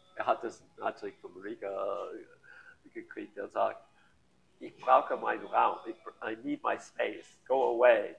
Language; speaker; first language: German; non-native, learner; English